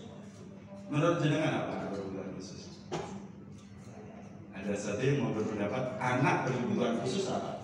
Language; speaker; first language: Indonesian; native; Indonesian